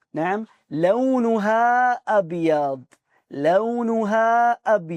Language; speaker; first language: Arabic; non-native, fluent; Urdu